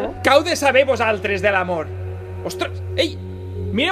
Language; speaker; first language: Catalan; native; Catalan